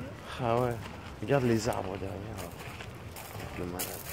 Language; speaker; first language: French; native; French